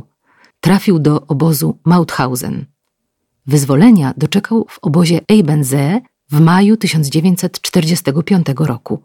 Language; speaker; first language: Polish; native; Polish